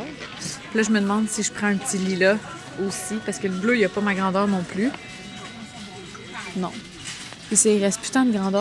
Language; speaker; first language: French; native; French